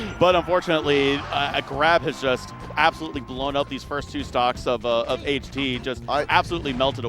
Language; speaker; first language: English; native; English